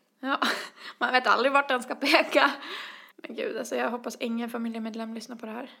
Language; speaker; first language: Swedish; native; Swedish